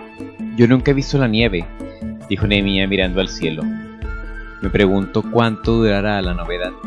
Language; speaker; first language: Spanish; native; Spanish